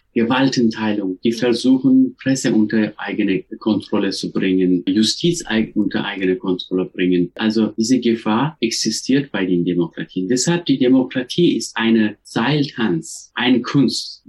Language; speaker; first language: German; non-native, fluent; Turkish